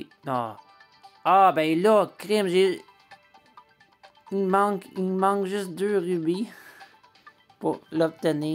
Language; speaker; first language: French; native; French